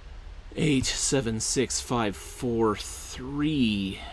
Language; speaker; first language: English; native; English